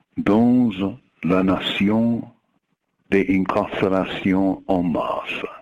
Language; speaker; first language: French; non-native, learner; English